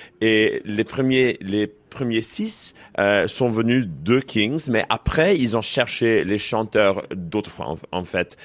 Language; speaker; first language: French; non-native, learner; English